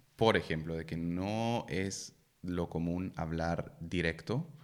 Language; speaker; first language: Spanish; non-native, fluent; German